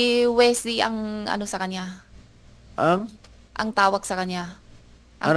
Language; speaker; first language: Filipino; non-native, learner; Chinese